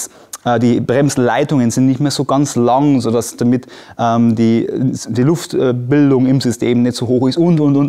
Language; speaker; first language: German; native; German